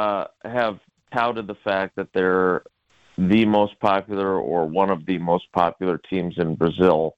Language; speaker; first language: English; native; English